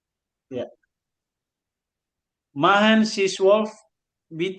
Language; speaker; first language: German; non-native, learner; Indonesian